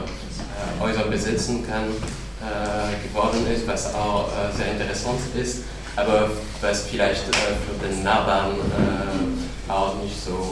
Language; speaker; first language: German; non-native, fluent; French